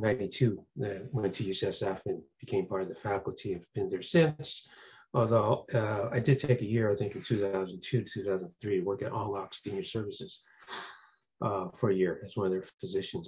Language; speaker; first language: English; early bilingual, other home language; Cantonese